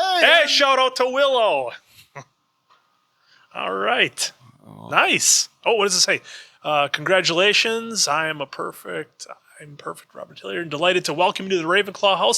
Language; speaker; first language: English; native; English